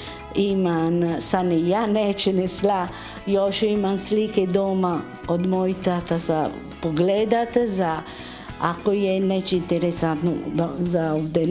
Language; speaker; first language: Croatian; early bilingual, heritage; Italian